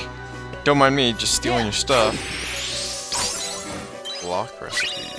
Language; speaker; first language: English; native; English